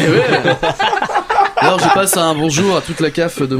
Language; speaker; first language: French; native; French